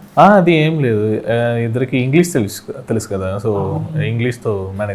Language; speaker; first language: Telugu; non-native, learner; Tamil